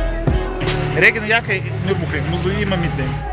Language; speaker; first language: German; non-native, learner; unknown